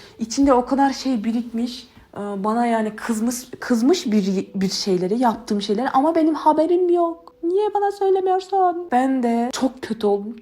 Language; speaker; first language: Turkish; native; Turkish